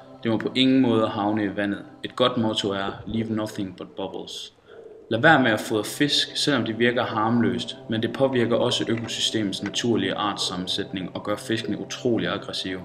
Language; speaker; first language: Danish; native; Danish